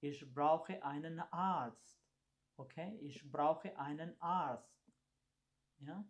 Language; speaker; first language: German; non-native, fluent; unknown